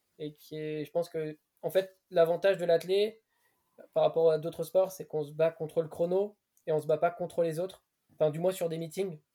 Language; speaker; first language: French; native; French